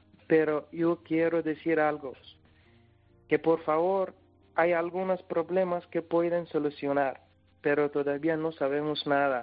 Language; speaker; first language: Spanish; non-native, learner; Persian